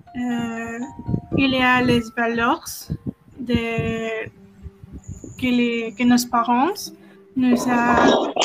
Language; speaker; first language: French; non-native, learner; Spanish